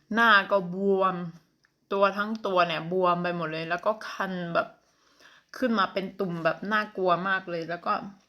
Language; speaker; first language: Thai; non-native, local second language; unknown